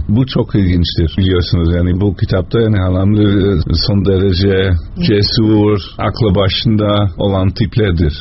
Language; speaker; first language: Turkish; non-native, fluent; Dutch